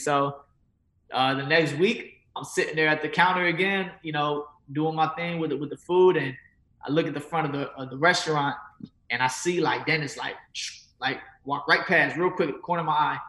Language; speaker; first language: English; native; English